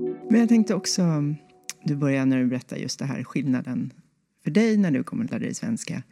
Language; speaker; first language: Swedish; native; Swedish